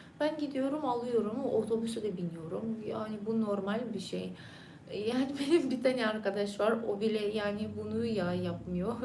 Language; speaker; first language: Turkish; non-native, fluent; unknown